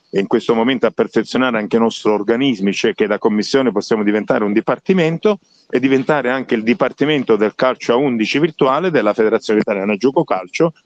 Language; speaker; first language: Italian; native; Italian